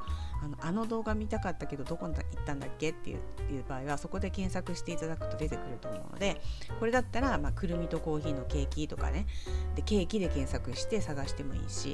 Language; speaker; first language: Japanese; native; Japanese